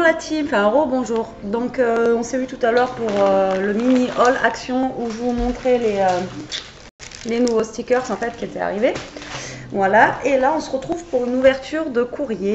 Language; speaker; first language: French; native; French